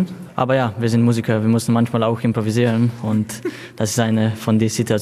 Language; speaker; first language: German; non-native, fluent; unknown